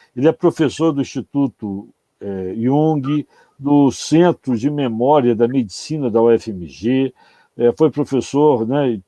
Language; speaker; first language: Portuguese; native; Portuguese